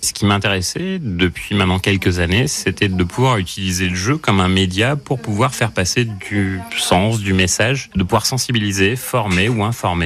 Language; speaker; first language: French; native; French